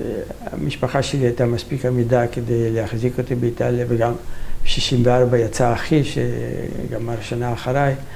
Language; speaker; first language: Hebrew; non-native, fluent; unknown